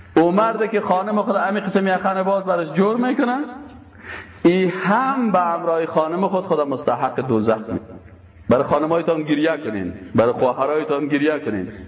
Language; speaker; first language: Persian; native; Persian